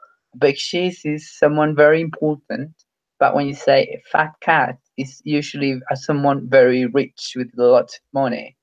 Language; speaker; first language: English; non-native, fluent; Spanish